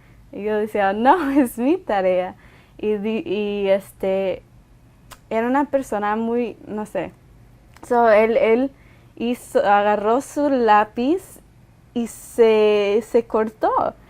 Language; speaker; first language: Spanish; early bilingual, other home language; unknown